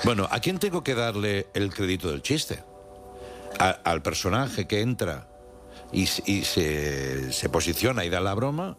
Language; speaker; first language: Spanish; native; Spanish